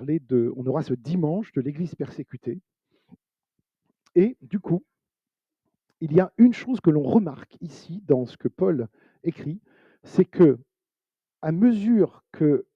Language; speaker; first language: French; native; French